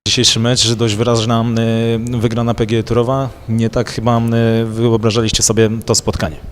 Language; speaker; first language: Polish; native; Polish